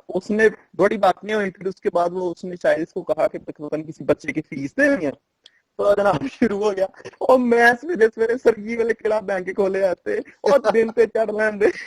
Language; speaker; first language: Urdu; non-native, local second language; Punjabi